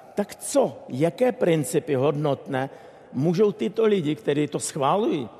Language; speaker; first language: Czech; non-native, fluent; Ukrainian